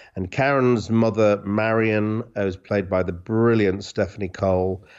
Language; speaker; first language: English; native; English